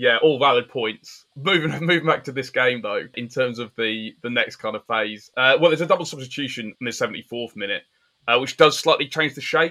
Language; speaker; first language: English; native; English